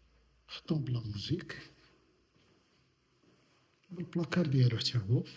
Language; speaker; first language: Arabic; native; Arabic